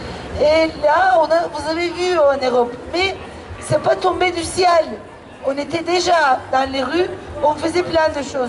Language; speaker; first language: French; non-native, fluent; Turkish